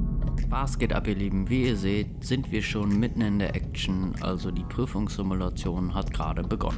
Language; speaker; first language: German; native; German